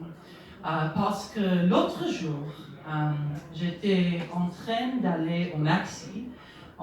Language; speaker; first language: French; non-native, learner; English